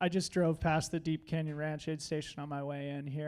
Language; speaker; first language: English; native; English